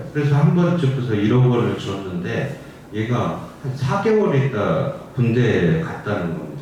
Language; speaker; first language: Korean; native; Korean